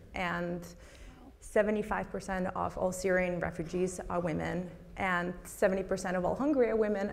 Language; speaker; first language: English; non-native, fluent; Russian